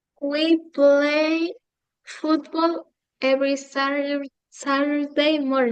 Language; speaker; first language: English; non-native, learner; Spanish